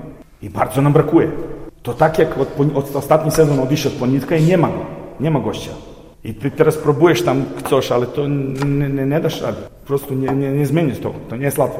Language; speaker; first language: Polish; non-native, fluent; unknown